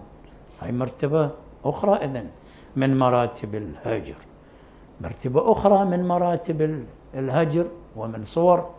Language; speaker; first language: Arabic; native; Arabic